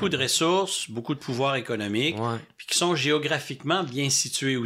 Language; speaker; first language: French; native; French